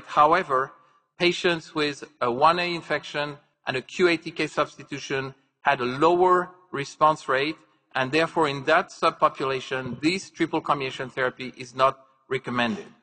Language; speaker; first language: English; non-native, fluent; French